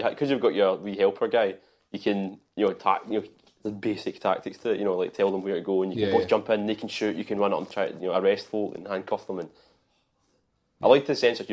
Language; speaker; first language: English; native; English